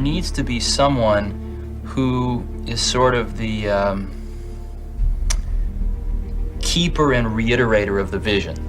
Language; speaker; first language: English; native; English